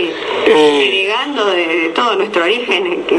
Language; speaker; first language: Spanish; native; Spanish